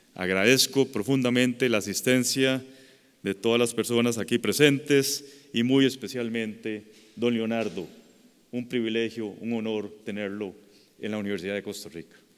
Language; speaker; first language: Spanish; native; Spanish